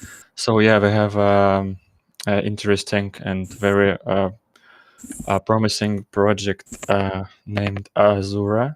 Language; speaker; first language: English; non-native, learner; Russian